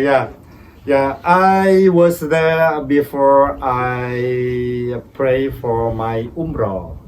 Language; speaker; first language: English; non-native, fluent; Indonesian